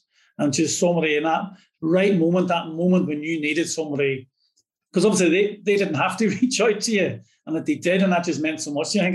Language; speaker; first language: English; native; English